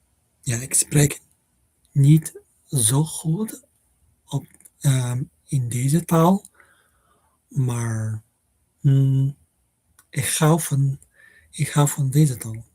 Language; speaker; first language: Dutch; non-native, learner; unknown